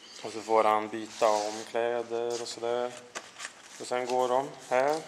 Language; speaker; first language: Swedish; native; Swedish